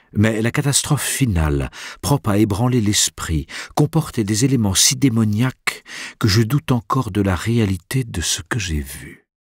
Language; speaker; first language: French; native; French